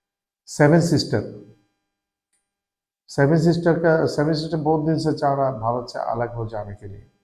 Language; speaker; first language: Hindi; non-native, learner; Bangla